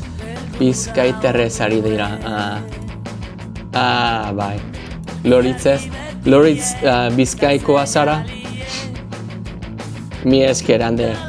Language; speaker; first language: Basque; non-native, learner; English